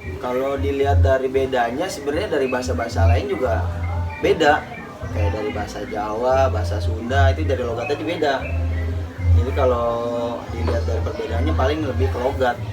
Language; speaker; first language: Indonesian; native; Indonesian